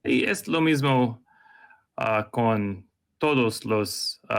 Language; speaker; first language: Spanish; non-native, learner; English